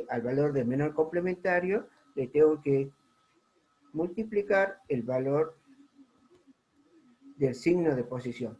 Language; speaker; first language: Spanish; native; Spanish